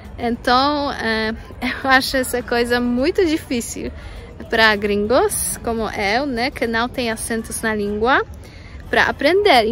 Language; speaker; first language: Portuguese; non-native, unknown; Polish